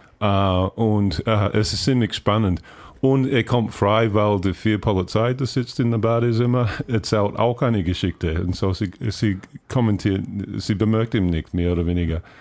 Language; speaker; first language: German; non-native, learner; English